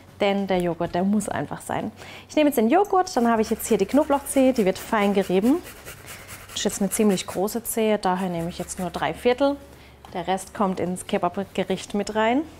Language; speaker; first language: German; early bilingual, other home language; Turkish